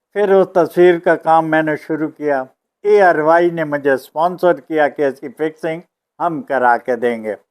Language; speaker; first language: Urdu; non-native, local second language; Pashto